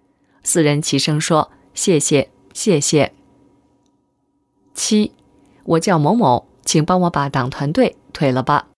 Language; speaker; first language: Chinese; native; Chinese